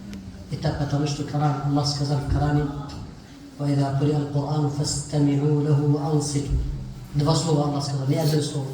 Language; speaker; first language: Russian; non-native, learner; Arabic